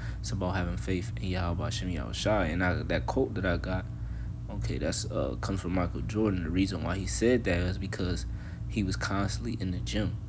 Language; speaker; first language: English; native; English